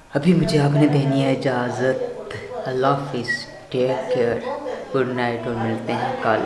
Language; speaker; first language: Urdu; non-native, local second language; Punjabi